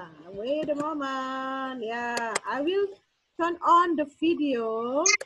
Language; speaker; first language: English; non-native, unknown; Indonesian